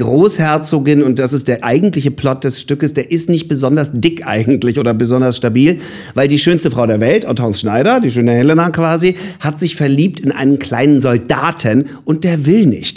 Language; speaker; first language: German; native; German